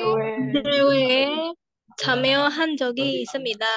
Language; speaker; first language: Korean; non-native, learner; Indonesian